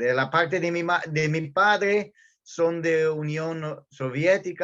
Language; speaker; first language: Spanish; non-native, learner; Portuguese